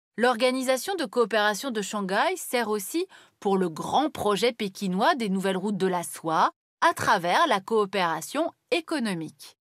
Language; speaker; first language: French; native; French